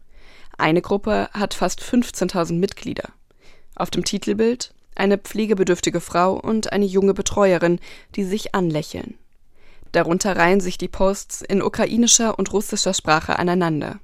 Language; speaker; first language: German; native; German